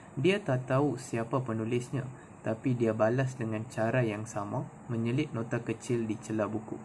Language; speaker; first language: Malay; non-native, local second language; Tamil